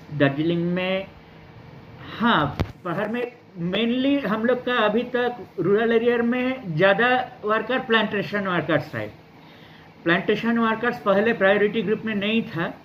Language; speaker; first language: Hindi; non-native, local second language; Nepali